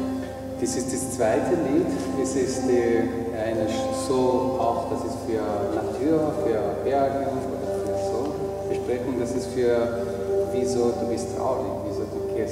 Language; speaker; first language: German; non-native, learner; Persian